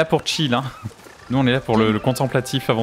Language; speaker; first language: French; native; French